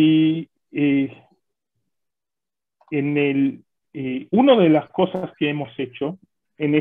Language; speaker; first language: Spanish; non-native, fluent; Hebrew